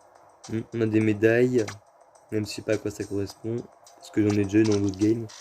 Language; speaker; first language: French; native; French